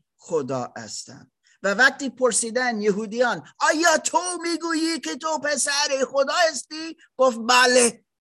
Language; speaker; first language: Persian; non-native, learner; German